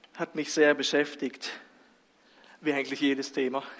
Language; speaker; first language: German; early bilingual, other home language; Russian